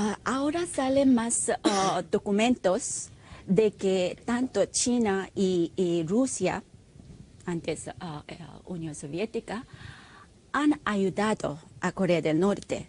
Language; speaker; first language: Spanish; non-native, fluent; Korean